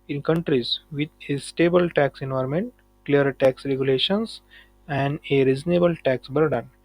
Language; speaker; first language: English; non-native, local second language; Marathi